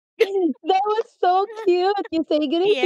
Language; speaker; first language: English; non-native, local second language; Filipino